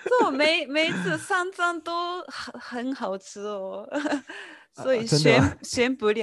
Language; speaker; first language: Chinese; non-native, learner; Japanese